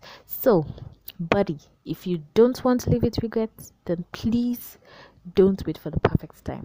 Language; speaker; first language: English; non-native, local second language; Yoruba